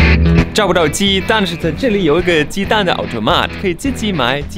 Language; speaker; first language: Chinese; non-native, fluent; German